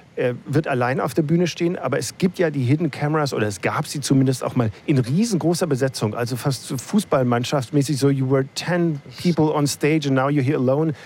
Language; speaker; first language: German; native; German